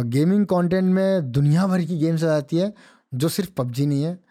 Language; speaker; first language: Hindi; non-native, local second language; Odia